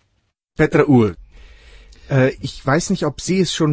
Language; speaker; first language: German; native; German